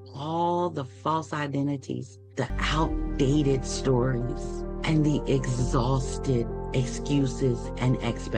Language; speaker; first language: English; native; English